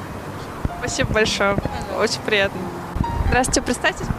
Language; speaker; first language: Russian; native; Russian